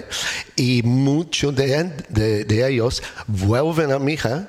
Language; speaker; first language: Spanish; non-native, learner; English